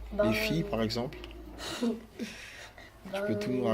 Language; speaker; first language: French; native; French